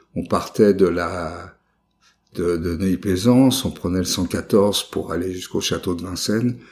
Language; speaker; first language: French; native; French